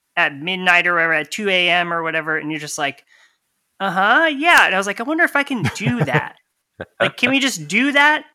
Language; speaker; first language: English; native; English